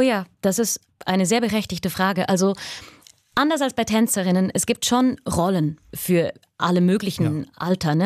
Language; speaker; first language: German; native; German